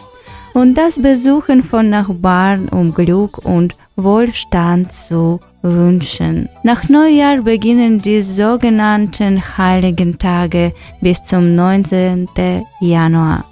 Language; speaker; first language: German; non-native, fluent; Ukrainian